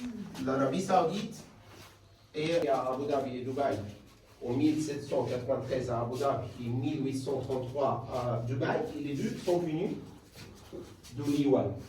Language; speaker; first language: French; non-native, fluent; Arabic